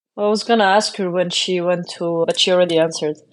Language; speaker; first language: English; non-native, fluent; Arabic